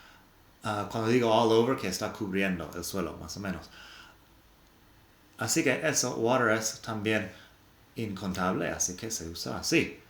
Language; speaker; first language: Spanish; non-native, fluent; English